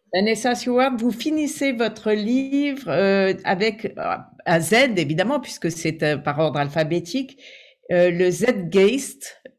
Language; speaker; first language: French; native; French